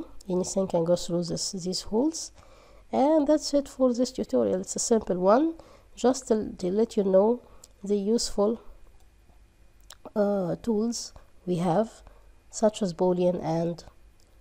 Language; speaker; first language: English; non-native, fluent; Arabic